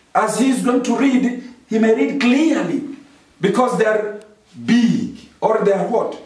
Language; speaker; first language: English; non-native, local second language; Swahili